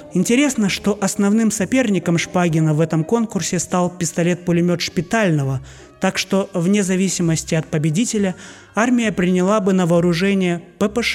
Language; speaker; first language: Russian; native; Russian